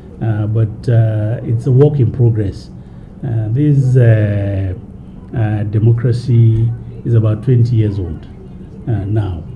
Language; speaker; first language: English; non-native, local second language; Hausa